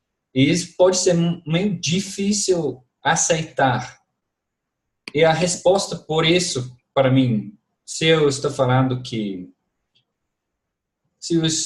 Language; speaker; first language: Portuguese; non-native, fluent; English